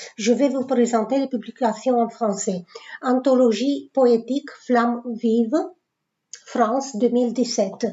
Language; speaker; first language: French; non-native, fluent; Romanian